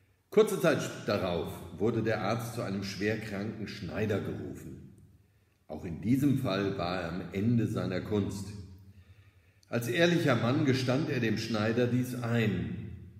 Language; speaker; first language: German; native; German